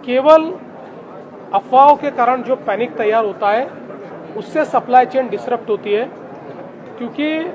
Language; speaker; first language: Hindi; non-native, local second language; Marathi